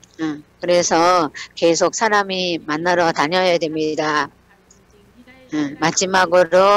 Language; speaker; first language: Korean; non-native, learner; Thai